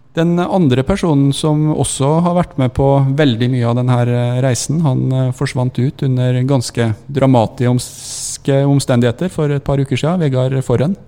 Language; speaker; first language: Norwegian; native; Norwegian